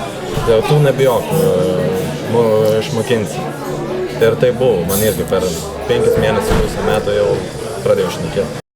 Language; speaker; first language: Lithuanian; non-native, fluent; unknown